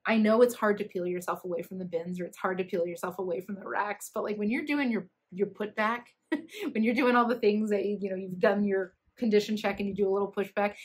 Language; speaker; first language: English; native; English